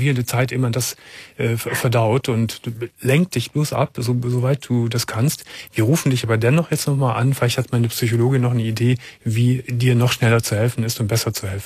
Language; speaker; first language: German; native; German